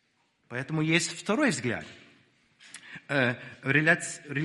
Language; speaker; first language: Russian; non-native, fluent; English